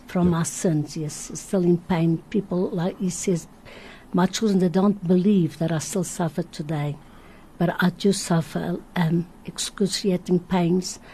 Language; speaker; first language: English; non-native, learner; Portuguese